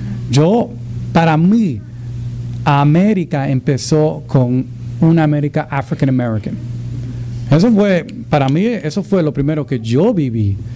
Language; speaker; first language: Spanish; early bilingual, heritage; Spanish